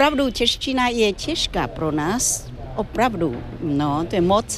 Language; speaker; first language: Czech; non-native, fluent; Vietnamese